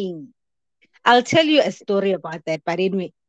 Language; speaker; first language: English; non-native, local second language; Zulu